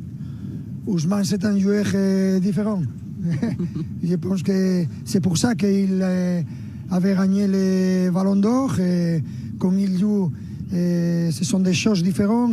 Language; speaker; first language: French; non-native, fluent; Spanish